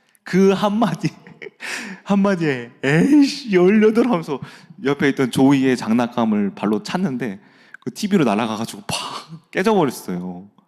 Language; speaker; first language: Korean; native; Korean